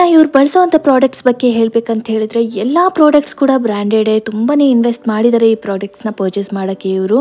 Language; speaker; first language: Kannada; non-native, local second language; Konkani